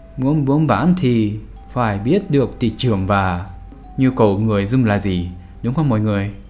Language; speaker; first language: Vietnamese; non-native, fluent; Japanese